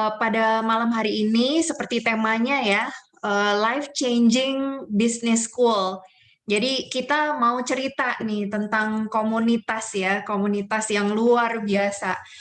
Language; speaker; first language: Indonesian; native; Indonesian